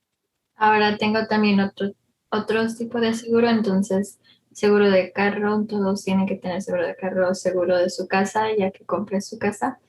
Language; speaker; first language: Spanish; early bilingual, heritage; Spanish